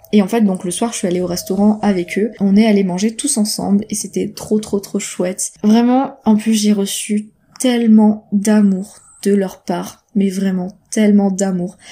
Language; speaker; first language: French; native; French